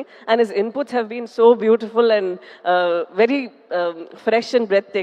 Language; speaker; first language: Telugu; non-native, local second language; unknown